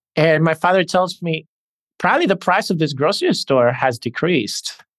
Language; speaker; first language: English; early bilingual, other home language; Spanish